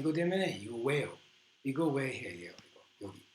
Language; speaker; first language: Korean; non-native, learner; English